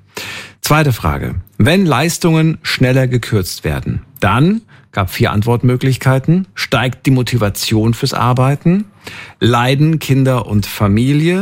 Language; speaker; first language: German; native; German